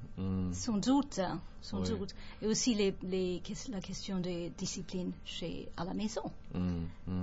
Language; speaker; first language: French; non-native, fluent; English